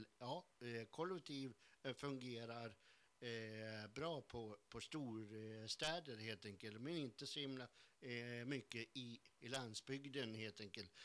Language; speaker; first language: Swedish; native; Swedish